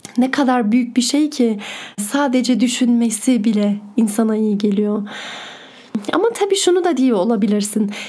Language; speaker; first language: Turkish; early bilingual, heritage; Turkish